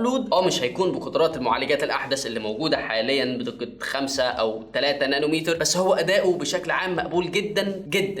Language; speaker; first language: Arabic; native; Arabic